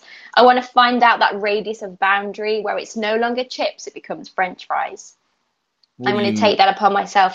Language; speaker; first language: English; native; English